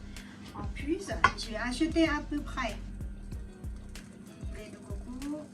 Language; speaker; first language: French; non-native, learner; Thai